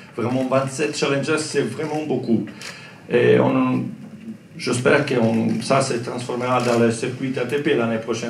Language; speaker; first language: French; non-native, learner; Croatian